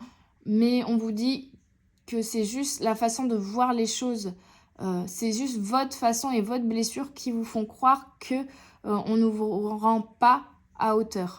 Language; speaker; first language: French; native; French